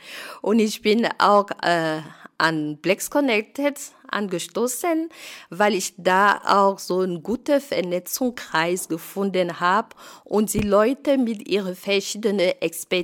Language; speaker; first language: German; non-native, fluent; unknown